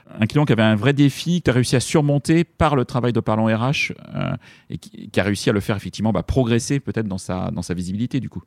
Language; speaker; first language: French; native; French